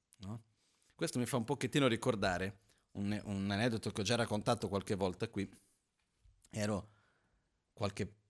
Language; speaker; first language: Italian; non-native, fluent; Portuguese